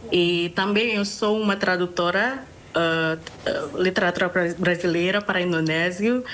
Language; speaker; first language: Portuguese; non-native, fluent; Indonesian